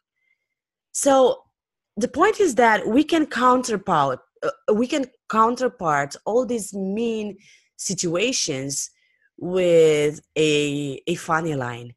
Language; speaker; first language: English; non-native, fluent; Romanian